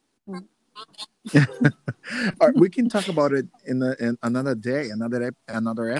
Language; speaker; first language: English; non-native, fluent; Portuguese